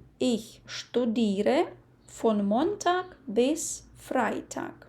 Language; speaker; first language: German; non-native, fluent; Ukrainian